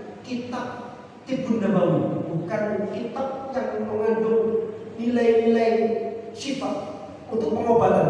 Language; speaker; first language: Indonesian; non-native, local second language; Javanese